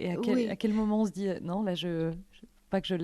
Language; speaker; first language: French; native; French